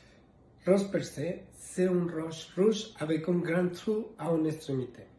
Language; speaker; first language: French; non-native, learner; Spanish